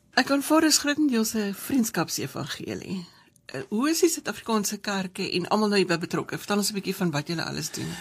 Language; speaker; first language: Afrikaans; native; Afrikaans